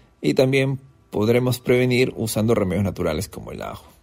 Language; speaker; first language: Spanish; native; Spanish